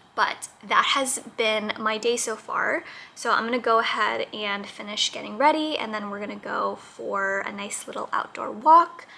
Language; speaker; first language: English; native; English